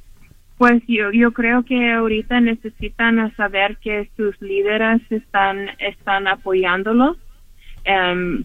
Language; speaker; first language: Spanish; early bilingual, heritage; Spanish